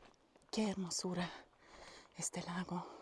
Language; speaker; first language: Spanish; non-native, fluent; English